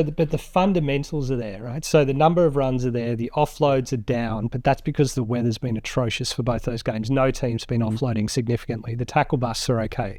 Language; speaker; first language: English; native; English